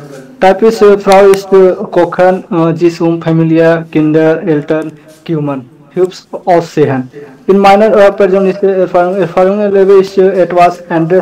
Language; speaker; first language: German; non-native, learner; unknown